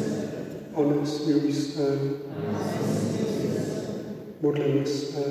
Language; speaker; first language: Czech; native; Czech